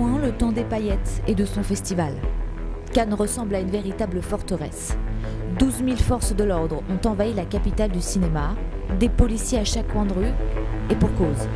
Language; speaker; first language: French; native; French